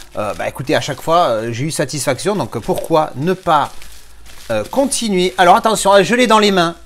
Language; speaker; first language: French; native; French